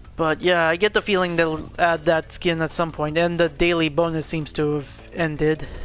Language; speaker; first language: English; native; English